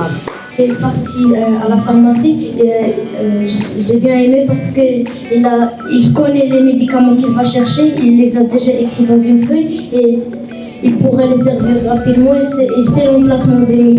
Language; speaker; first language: French; non-native, learner; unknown